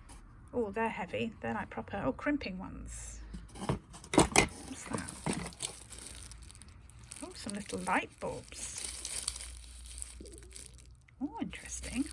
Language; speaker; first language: English; native; English